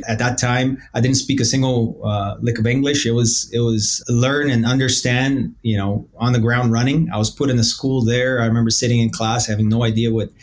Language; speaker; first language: English; early bilingual, other home language; Portuguese